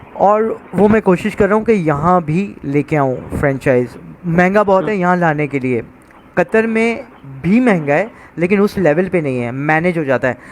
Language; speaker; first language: Urdu; native; Urdu